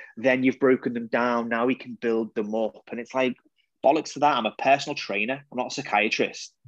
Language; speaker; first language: English; native; English